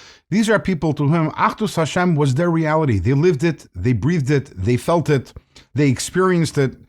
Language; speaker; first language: English; native; English